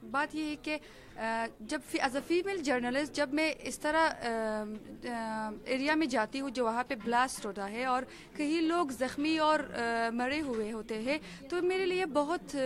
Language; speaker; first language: Urdu; non-native, learner; Persian